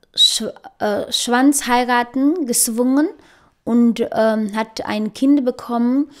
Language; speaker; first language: German; non-native, fluent; Fula